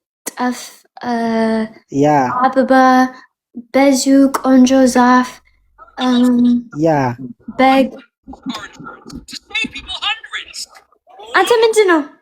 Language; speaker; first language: Amharic; non-native, learner; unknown